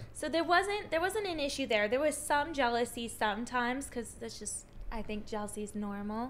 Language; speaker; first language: English; native; English